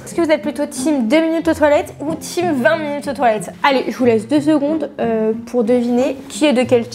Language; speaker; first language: French; native; French